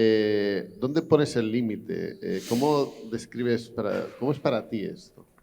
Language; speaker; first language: Spanish; native; Spanish